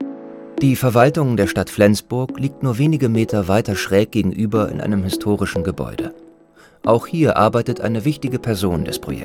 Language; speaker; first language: German; native; German